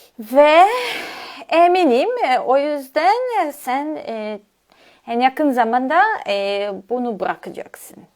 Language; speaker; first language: Turkish; non-native, learner; Serbian